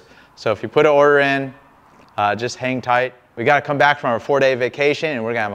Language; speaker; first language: English; native; English